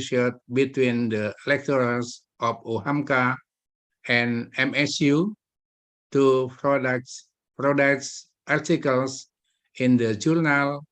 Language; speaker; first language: English; non-native, fluent; Indonesian